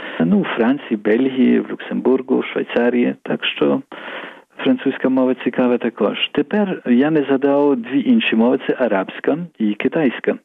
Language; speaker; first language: Ukrainian; early bilingual, heritage; Ukrainian